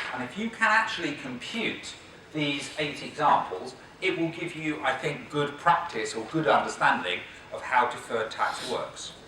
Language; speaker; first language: English; native; English